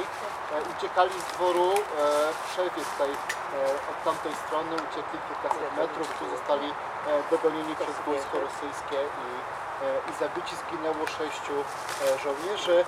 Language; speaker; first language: Polish; native; Polish